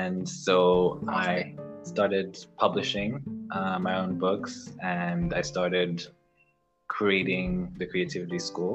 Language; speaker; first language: English; non-native, local second language; Ganda